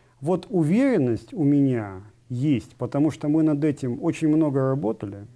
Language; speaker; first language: Russian; native; Russian